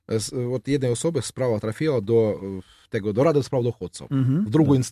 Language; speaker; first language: Polish; non-native, learner; Russian